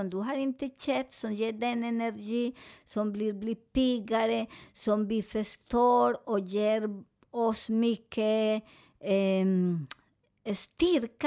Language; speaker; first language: Swedish; non-native, learner; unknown